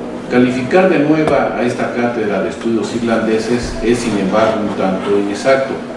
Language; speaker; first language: Spanish; native; Spanish